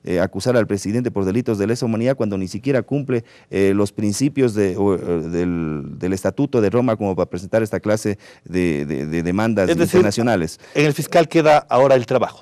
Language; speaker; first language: Spanish; native; Spanish